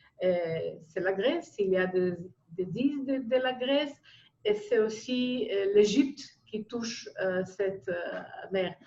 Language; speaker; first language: French; non-native, fluent; Greek